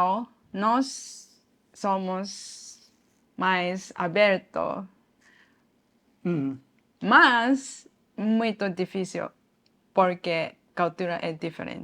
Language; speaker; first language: Portuguese; non-native, learner; Japanese